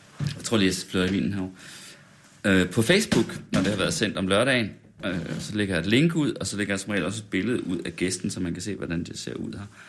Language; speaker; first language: Danish; native; Danish